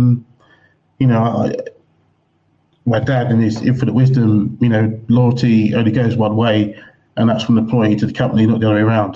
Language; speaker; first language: English; native; English